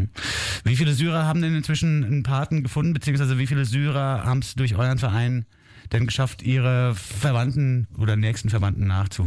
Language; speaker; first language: German; native; German